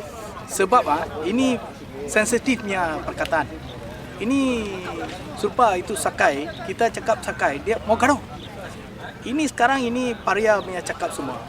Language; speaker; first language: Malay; non-native, local second language; Tamil